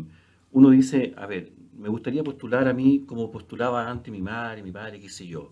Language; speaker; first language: Spanish; native; Spanish